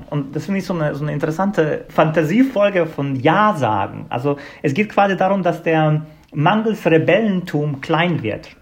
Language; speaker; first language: German; non-native, fluent; Bosnian